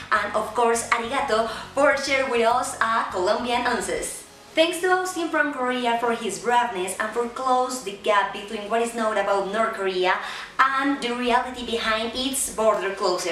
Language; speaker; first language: English; non-native, fluent; Spanish